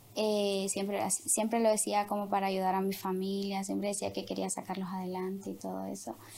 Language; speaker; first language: Spanish; native; Spanish